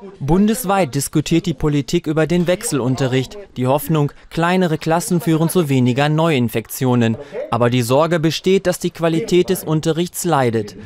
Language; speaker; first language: German; native; German